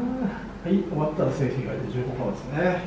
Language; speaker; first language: Japanese; native; Japanese